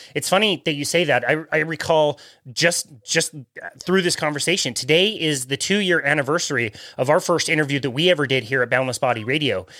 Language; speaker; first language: English; native; English